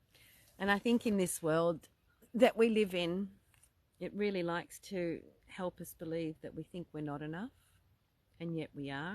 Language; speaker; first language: English; native; English